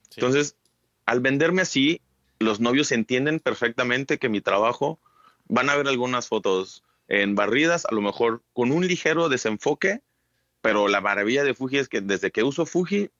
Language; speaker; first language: Spanish; native; Spanish